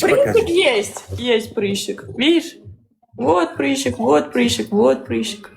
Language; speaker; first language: Russian; native; Russian